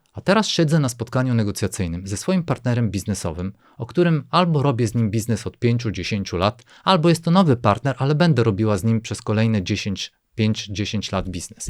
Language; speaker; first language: Polish; non-native, fluent; Bulgarian